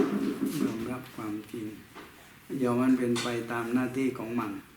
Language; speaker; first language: Thai; native; Thai